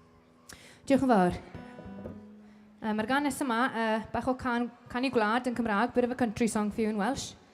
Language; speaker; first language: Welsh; native; Welsh